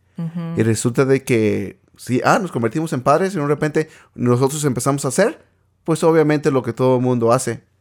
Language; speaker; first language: Spanish; native; Spanish